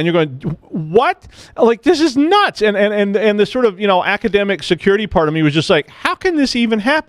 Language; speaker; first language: English; native; English